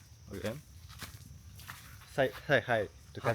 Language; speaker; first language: English; non-native, learner; Kazakh